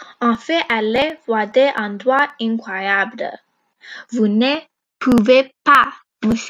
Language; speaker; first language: French; non-native, learner; English